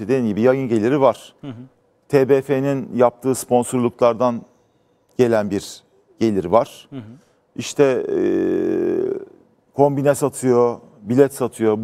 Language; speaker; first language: Turkish; native; Turkish